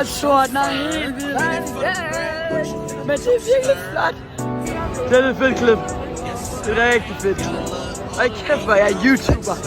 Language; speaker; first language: Danish; native; Danish